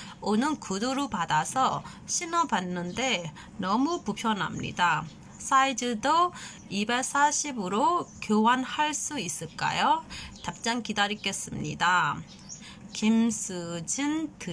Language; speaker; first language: Korean; non-native, fluent; Burmese